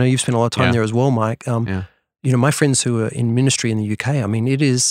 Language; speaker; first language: English; native; English